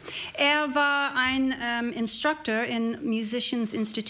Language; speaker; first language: German; non-native, learner; English